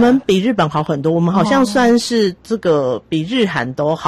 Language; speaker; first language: Chinese; native; Chinese